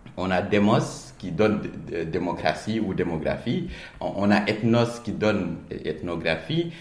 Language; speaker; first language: French; non-native, local second language; Wolof